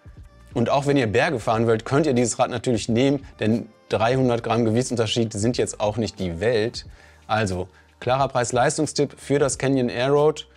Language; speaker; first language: German; native; German